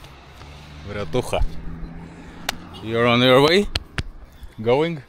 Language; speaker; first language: English; non-native, learner; Lithuanian